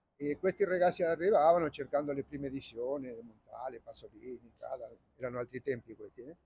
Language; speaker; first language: Italian; non-native, fluent; Spanish